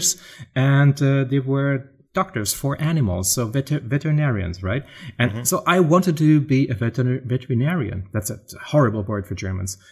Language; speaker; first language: English; non-native, fluent; German